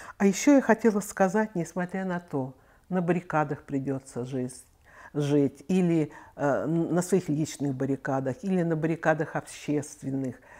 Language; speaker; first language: Russian; native; Russian